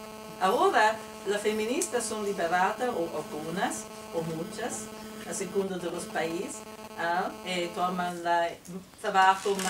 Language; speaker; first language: Spanish; non-native, fluent; Italian